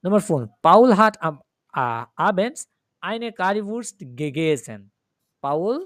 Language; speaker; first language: German; non-native, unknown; Bangla